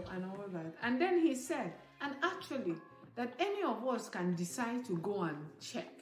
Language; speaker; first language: English; non-native, local second language; Igbo